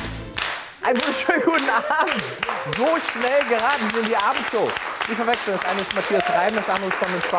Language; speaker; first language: German; native; German